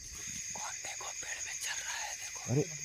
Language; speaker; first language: Hindi; non-native, local second language; Bangla